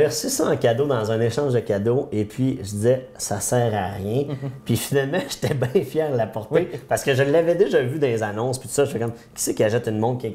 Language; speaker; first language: French; native; French